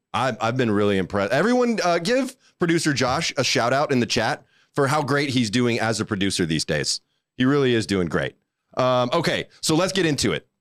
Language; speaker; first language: English; native; English